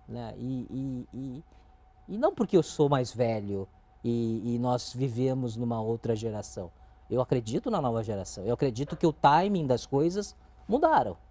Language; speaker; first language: Portuguese; early bilingual, other home language; Chinese